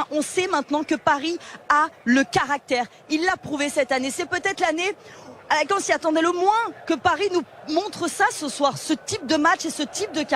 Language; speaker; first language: French; native; French